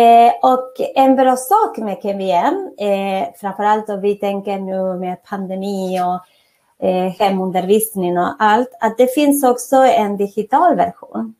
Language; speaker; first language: Swedish; non-native, fluent; Spanish